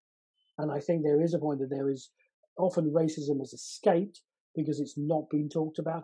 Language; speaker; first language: English; native; English